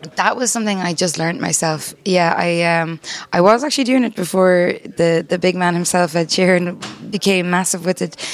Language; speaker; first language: English; native; English